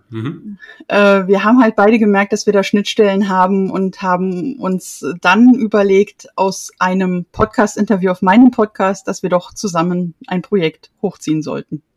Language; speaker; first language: German; native; German